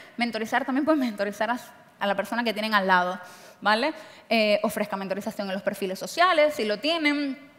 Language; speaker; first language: Spanish; native; Spanish